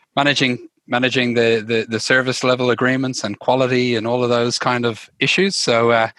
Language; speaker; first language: English; native; English